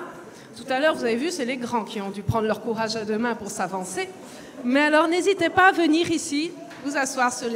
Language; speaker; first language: French; native; French